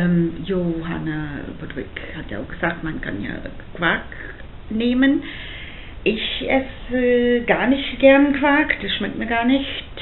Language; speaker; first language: German; non-native, fluent; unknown